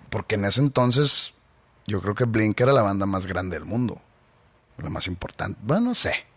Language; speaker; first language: Spanish; native; Spanish